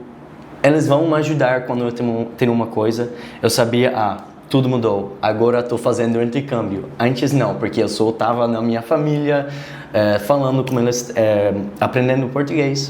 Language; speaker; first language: Portuguese; non-native, learner; Dutch